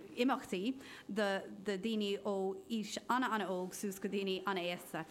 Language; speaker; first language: Irish; non-native, local second language; English